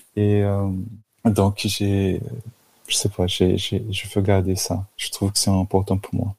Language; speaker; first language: French; non-native, fluent; Portuguese